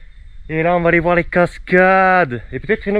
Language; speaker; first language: French; native; French